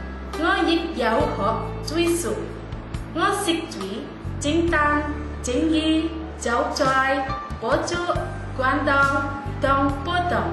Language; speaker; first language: Cantonese; non-native, learner; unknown